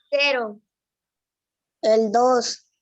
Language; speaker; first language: Spanish; native; Spanish